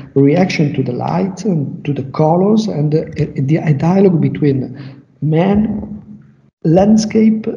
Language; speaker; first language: English; non-native, learner; Italian